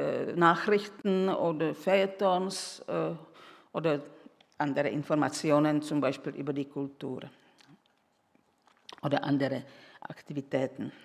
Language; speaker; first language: German; non-native, fluent; Czech